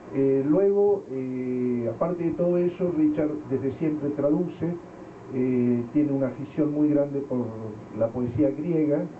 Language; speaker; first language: Spanish; native; Spanish